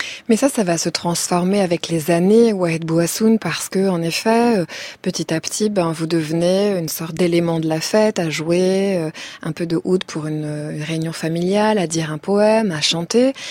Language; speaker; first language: French; native; French